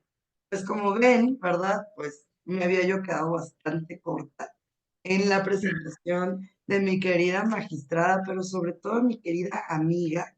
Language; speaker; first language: Spanish; native; Spanish